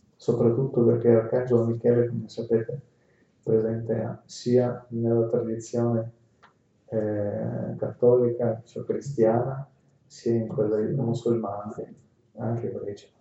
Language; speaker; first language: Italian; non-native, fluent; Russian